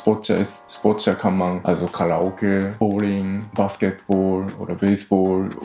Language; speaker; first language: German; non-native, learner; Japanese